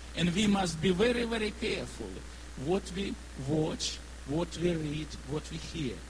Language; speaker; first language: English; non-native, learner; Ukrainian